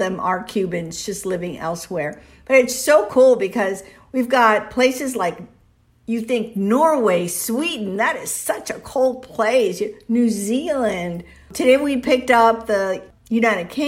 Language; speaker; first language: English; early bilingual, other home language; Spanish